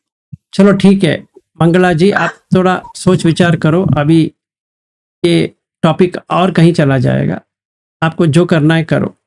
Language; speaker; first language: Hindi; native; Hindi